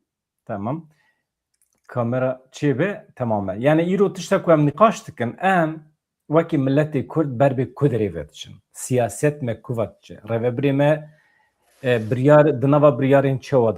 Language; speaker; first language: Kurdish; native; Kurdish